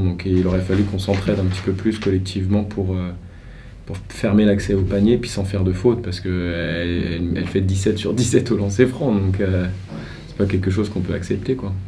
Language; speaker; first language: French; native; French